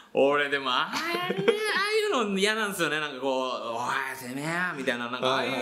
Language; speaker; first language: Japanese; native; Japanese